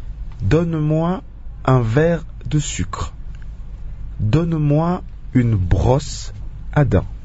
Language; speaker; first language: French; non-native, local second language; Kongo